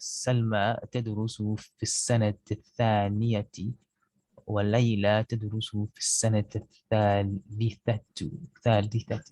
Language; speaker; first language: Arabic; non-native, learner; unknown